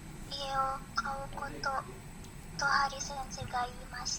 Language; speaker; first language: Japanese; non-native, learner; Indonesian